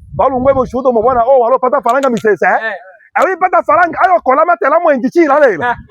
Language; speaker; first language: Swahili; non-native, local second language; Lingala